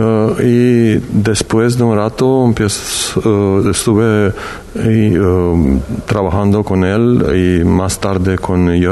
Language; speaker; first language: Spanish; non-native, learner; Romanian